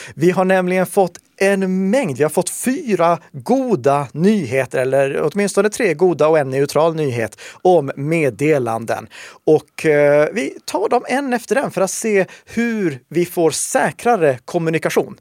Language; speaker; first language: Swedish; native; Swedish